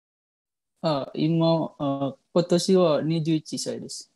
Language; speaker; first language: Japanese; non-native, learner; Indonesian